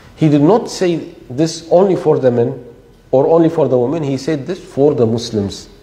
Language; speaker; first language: English; non-native, fluent; Arabic